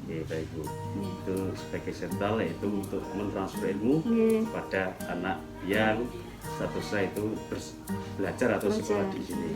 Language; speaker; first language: Indonesian; native; Indonesian